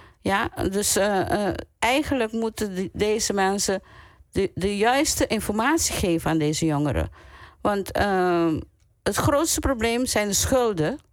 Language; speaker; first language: Dutch; non-native, local second language; Papiamento